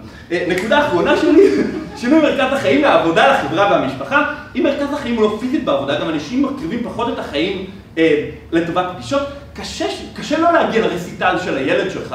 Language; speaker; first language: Hebrew; native; Hebrew